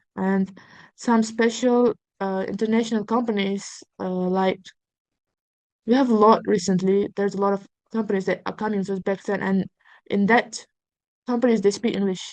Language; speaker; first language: English; non-native, fluent; Uzbek